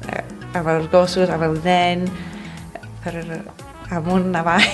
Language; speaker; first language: Catalan; non-native, fluent; English